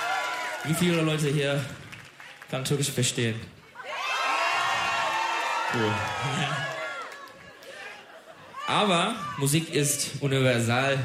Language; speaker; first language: German; non-native, learner; Turkish